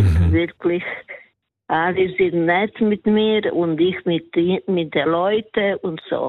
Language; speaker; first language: German; non-native, fluent; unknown